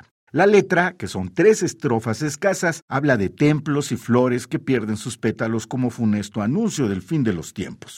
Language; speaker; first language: Spanish; native; Spanish